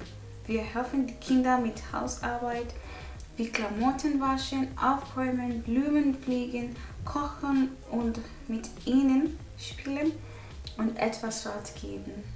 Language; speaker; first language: German; non-native, learner; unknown